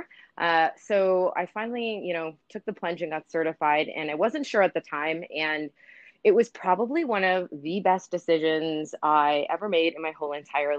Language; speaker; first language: English; native; English